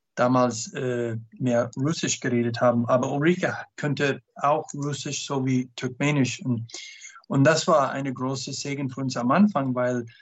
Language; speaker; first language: German; non-native, fluent; English